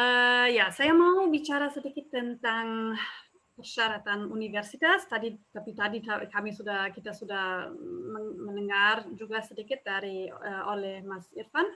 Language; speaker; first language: Indonesian; non-native, fluent; German